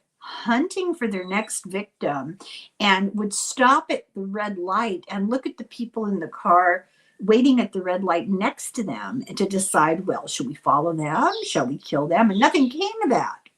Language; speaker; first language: English; native; English